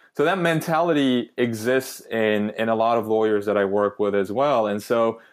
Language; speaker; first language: English; non-native, fluent; Turkish